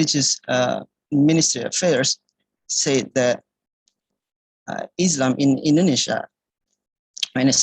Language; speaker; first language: English; non-native, learner; Indonesian